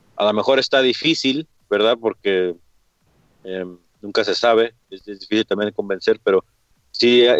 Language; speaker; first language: Spanish; early bilingual, heritage; Spanish